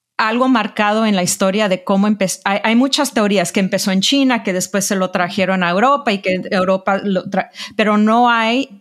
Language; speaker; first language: Spanish; early bilingual, heritage; Spanish